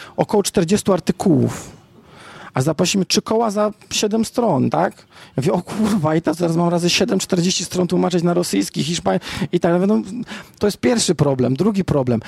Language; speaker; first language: Polish; native; Polish